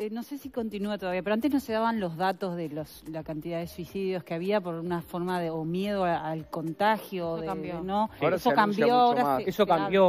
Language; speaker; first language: Spanish; native; Spanish